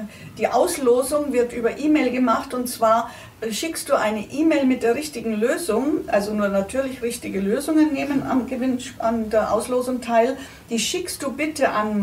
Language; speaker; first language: German; native; German